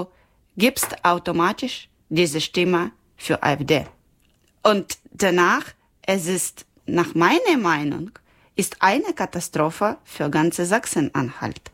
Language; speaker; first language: German; non-native, learner; Ukrainian